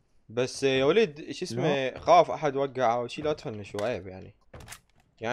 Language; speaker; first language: Arabic; native; Arabic